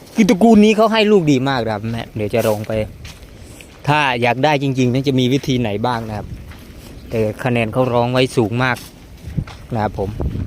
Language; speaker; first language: Thai; native; Thai